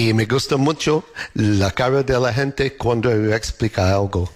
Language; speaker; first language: Spanish; non-native, learner; English